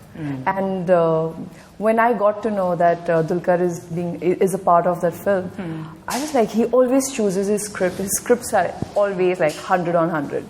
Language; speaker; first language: English; non-native, local second language; Marathi